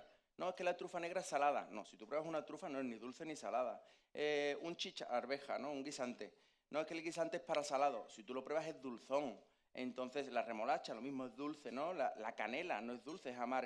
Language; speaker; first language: Spanish; native; Spanish